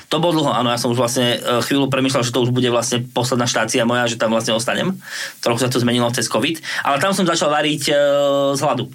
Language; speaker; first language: Slovak; native; Slovak